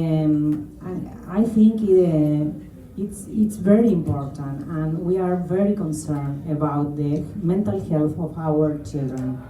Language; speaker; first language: English; non-native, learner; Spanish